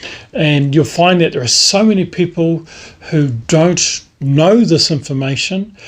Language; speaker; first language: English; native; English